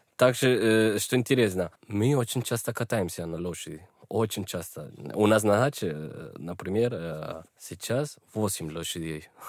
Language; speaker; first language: Russian; non-native, learner; Spanish